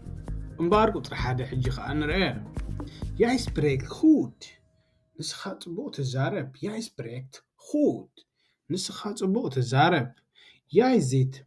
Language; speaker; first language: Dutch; non-native, learner; Tigrinya